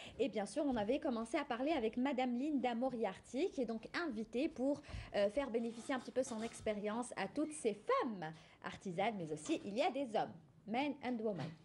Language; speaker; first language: French; non-native, local second language; Arabic